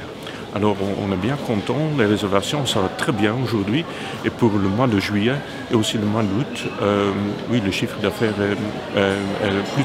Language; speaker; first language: French; non-native, local second language; Dutch